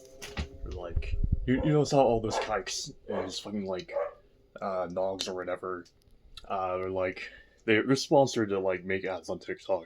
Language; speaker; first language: English; native; English